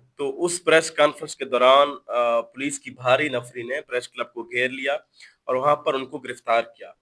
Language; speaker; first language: Urdu; non-native, local second language; Baluchi